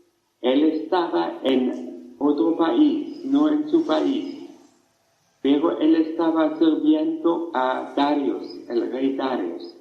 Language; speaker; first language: Spanish; non-native, fluent; German